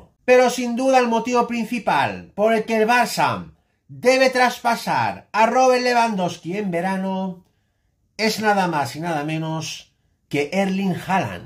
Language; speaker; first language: Spanish; native; Spanish